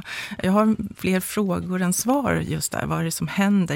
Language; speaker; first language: Swedish; native; Swedish